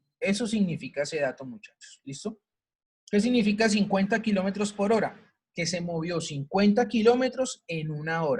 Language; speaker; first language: Spanish; native; Spanish